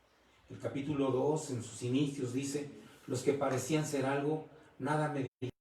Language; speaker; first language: Spanish; native; Spanish